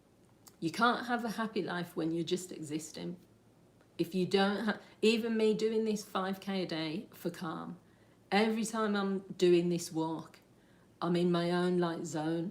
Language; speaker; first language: English; native; English